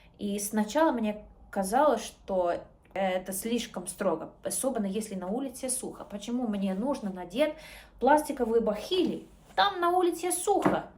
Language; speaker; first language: Russian; non-native, learner; English